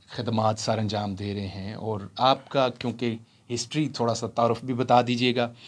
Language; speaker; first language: Urdu; non-native, local second language; Punjabi